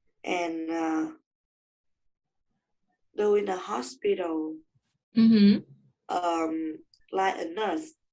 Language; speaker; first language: English; non-native, learner; Vietnamese